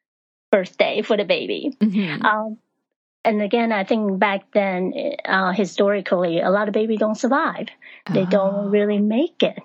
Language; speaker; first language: English; non-native, fluent; Chinese